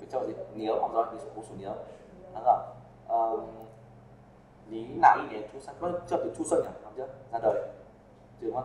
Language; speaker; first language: Chinese; non-native, fluent; Vietnamese